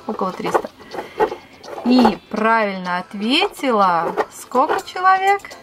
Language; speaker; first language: Russian; native; Russian